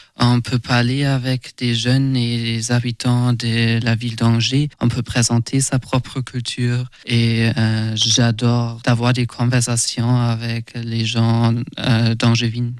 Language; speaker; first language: French; non-native, learner; German